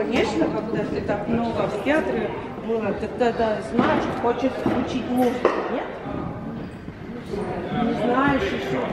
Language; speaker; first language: Russian; non-native, local second language; Estonian